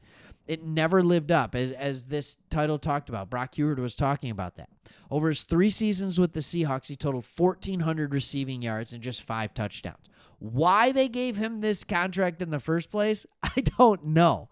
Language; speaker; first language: English; native; English